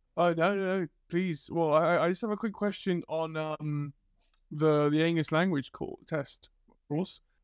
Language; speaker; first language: English; native; English